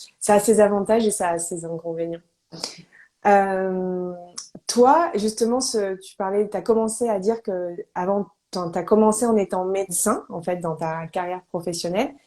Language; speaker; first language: French; native; French